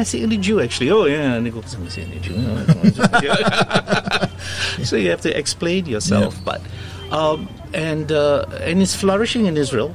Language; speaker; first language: English; native; English